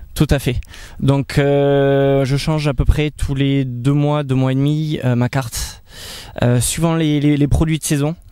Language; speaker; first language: French; native; French